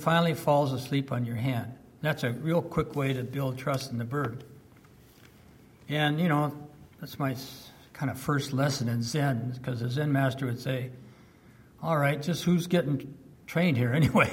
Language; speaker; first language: English; early bilingual, other home language; French